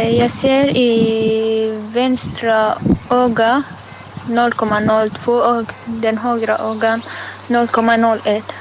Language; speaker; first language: Swedish; non-native, learner; Arabic